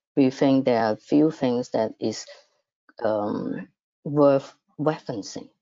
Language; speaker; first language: English; non-native, fluent; Cantonese